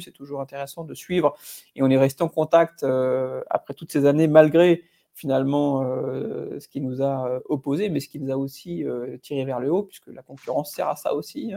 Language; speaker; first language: French; native; French